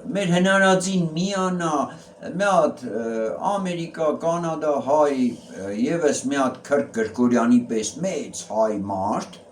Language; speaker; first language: Armenian; native; Armenian